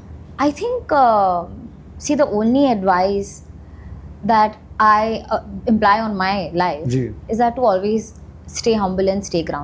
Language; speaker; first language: English; non-native, local second language; Hindi